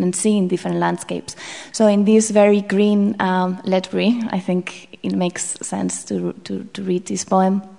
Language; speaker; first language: English; non-native, fluent; Basque